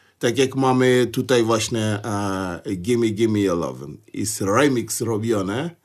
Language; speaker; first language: Polish; non-native, fluent; Portuguese